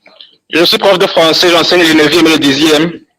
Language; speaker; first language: French; non-native, fluent; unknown